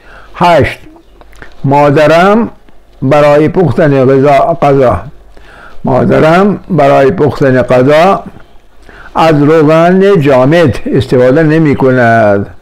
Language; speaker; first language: Persian; non-native, fluent; Urdu